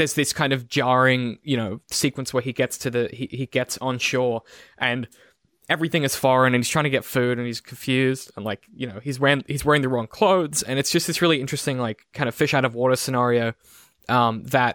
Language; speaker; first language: English; native; English